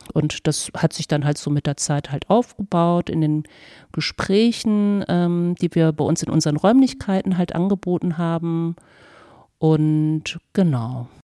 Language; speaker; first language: German; native; German